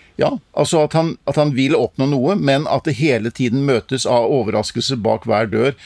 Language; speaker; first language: Norwegian; native; Norwegian